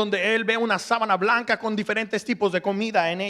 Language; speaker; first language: Spanish; early bilingual, heritage; Spanish